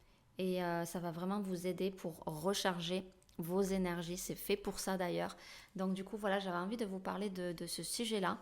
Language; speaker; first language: French; native; French